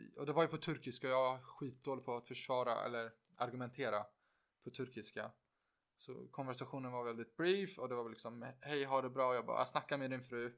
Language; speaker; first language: Swedish; early bilingual, other home language; Turkish